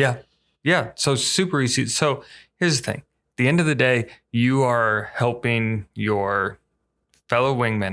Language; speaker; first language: English; native; English